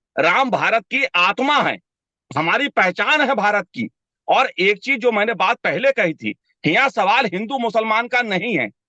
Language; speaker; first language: Hindi; native; Hindi